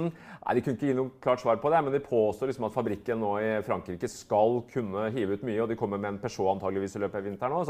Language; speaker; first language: Norwegian; native; Norwegian